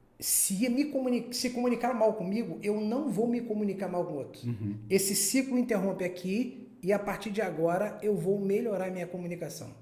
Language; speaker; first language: Portuguese; native; Portuguese